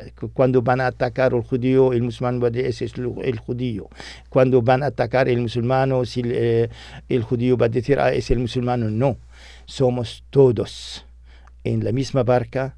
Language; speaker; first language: Spanish; non-native, fluent; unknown